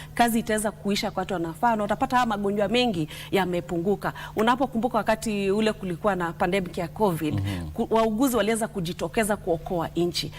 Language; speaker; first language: Swahili; native; Swahili